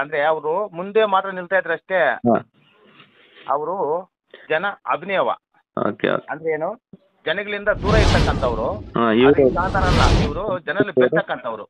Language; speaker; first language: Kannada; native; Kannada